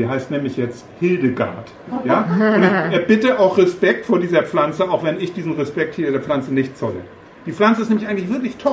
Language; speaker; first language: German; native; German